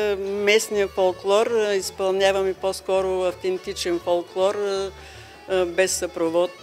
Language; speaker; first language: Bulgarian; native; Bulgarian